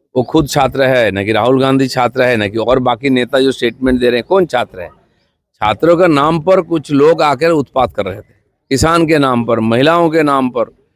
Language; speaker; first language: Hindi; non-native, local second language; Bangla